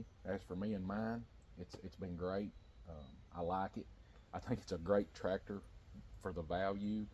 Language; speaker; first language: English; native; English